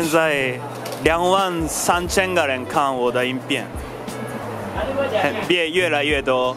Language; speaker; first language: Chinese; non-native, fluent; Japanese